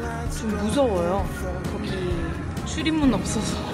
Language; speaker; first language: Korean; non-native, fluent; French